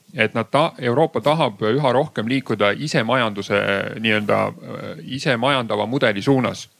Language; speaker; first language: Estonian; native; Estonian